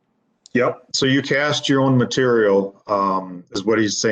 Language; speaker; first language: English; native; English